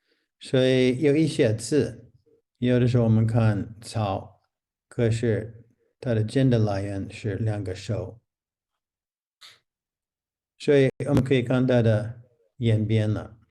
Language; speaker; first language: Chinese; non-native, fluent; English